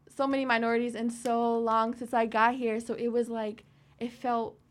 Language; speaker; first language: English; native; English